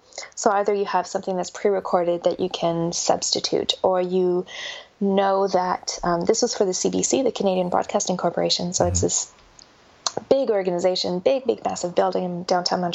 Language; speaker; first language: English; native; English